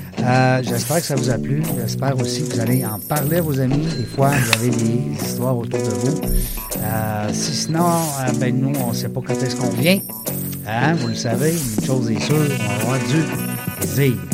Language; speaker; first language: French; native; French